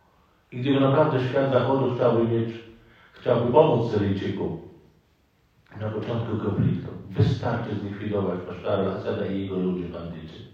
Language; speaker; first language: Polish; non-native, fluent; Arabic